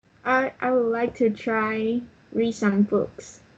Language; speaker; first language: English; non-native, learner; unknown